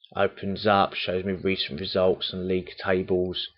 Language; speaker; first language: English; native; English